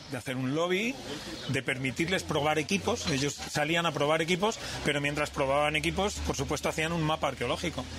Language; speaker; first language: Spanish; native; Spanish